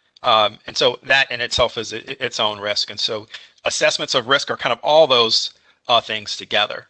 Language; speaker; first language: English; native; English